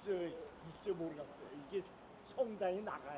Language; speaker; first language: Korean; native; Korean